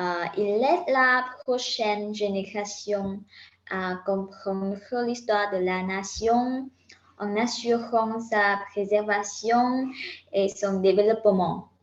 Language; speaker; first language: French; non-native, learner; Vietnamese